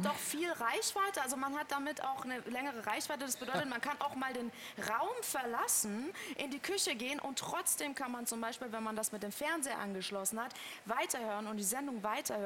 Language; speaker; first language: German; native; German